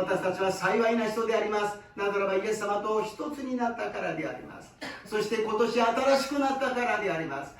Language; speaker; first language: Japanese; non-native, fluent; Korean